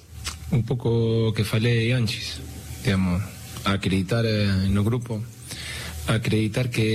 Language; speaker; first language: Portuguese; non-native, learner; Spanish